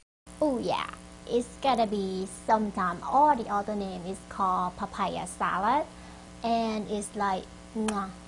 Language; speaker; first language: English; non-native, fluent; Thai